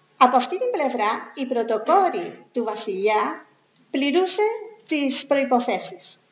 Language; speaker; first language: Greek; non-native, fluent; Spanish